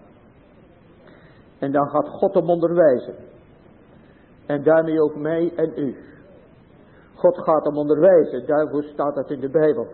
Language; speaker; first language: Dutch; native; Dutch